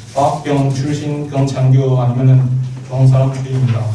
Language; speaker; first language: Korean; non-native, learner; Chinese